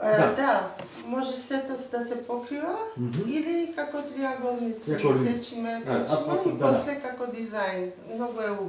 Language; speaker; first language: Macedonian; non-native, fluent; Armenian